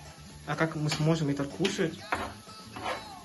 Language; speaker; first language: Russian; non-native, learner; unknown